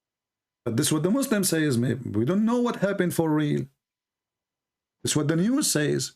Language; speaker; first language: English; non-native, fluent; Arabic